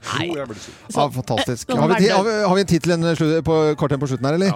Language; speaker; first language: Norwegian; native; Norwegian